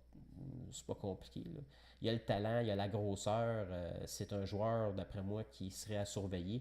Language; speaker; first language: French; native; French